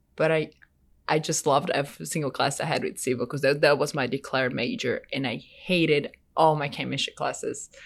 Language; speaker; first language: English; non-native, fluent; Portuguese